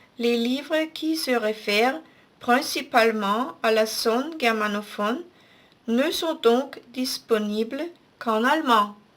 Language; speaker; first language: French; non-native, fluent; German